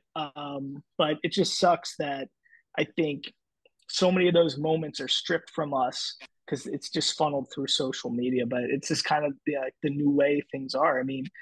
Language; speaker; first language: English; native; English